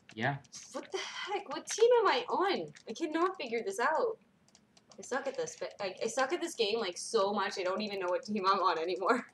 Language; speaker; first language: English; native; English